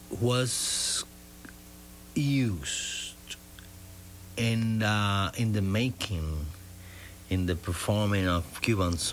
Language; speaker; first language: English; non-native, fluent; Spanish